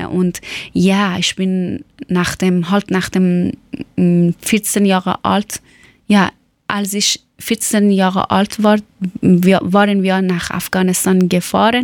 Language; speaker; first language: German; non-native, learner; Persian